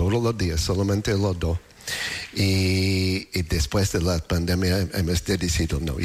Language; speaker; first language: Spanish; non-native, fluent; English